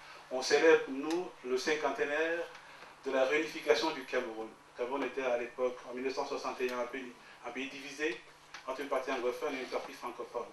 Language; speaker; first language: French; native; French